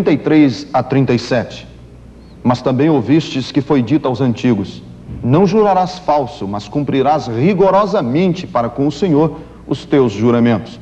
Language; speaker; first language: Portuguese; native; Portuguese